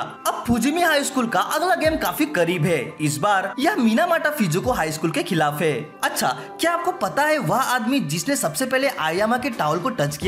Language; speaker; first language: Hindi; native; Hindi